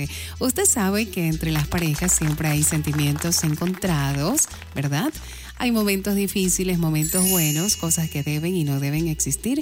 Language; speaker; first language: Spanish; native; Spanish